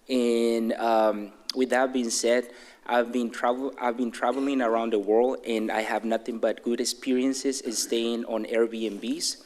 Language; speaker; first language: English; non-native, fluent; Spanish